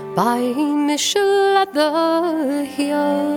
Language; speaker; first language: English; non-native, local second language; Irish